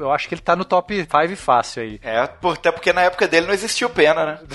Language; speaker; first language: Portuguese; native; Portuguese